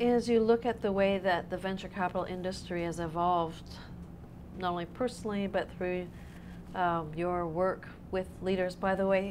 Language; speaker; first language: English; native; English